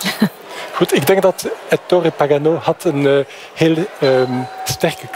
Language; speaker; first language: Dutch; non-native, fluent; French